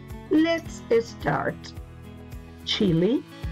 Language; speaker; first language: English; non-native, fluent; Spanish